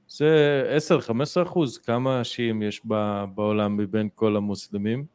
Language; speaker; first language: Hebrew; non-native, local second language; Arabic